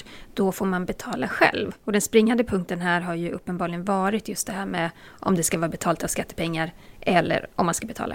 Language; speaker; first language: Swedish; native; Swedish